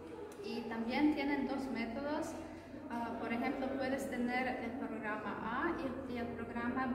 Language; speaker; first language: Spanish; non-native, fluent; Croatian